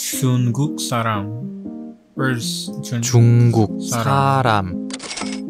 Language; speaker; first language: Korean; non-native, learner; English